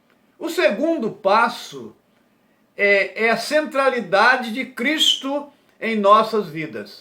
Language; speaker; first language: Portuguese; native; Portuguese